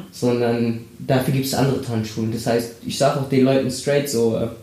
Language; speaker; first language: German; early bilingual, other home language; Spanish